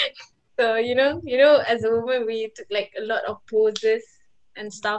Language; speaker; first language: English; non-native, local second language; Malay